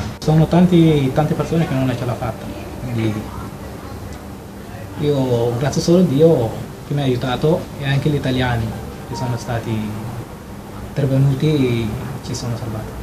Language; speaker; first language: Italian; non-native, fluent; Arabic